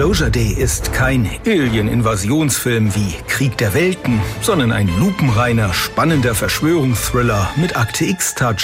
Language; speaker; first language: German; native; German